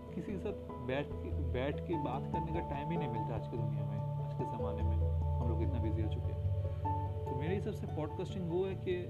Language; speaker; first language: Hindi; non-native, local second language; Bangla